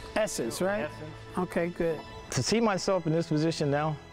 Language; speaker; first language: English; native; English